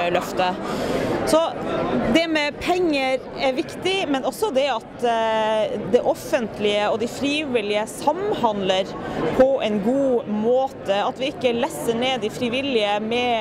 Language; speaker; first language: Norwegian; native; Norwegian